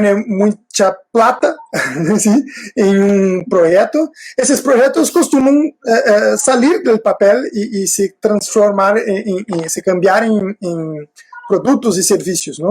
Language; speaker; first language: Spanish; non-native, fluent; Portuguese